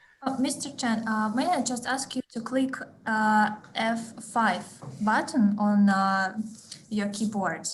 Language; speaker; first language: English; non-native, fluent; Russian